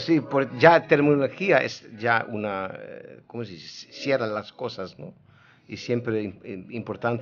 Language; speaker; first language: Spanish; non-native, learner; Dutch